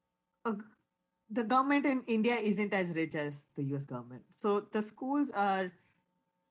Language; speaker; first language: English; non-native, local second language; Hindi